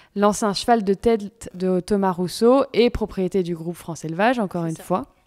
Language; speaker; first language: French; native; French